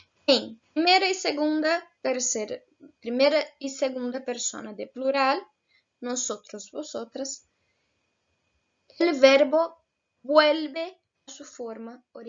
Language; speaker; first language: Spanish; non-native, fluent; Portuguese